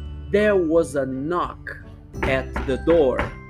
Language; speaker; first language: English; non-native, fluent; Portuguese